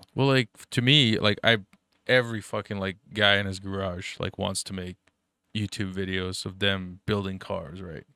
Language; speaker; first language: English; early bilingual, other home language; German